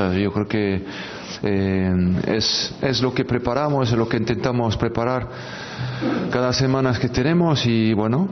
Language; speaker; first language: Spanish; non-native, fluent; French